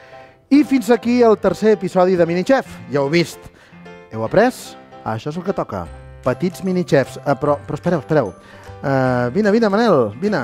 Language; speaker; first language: Catalan; native; Catalan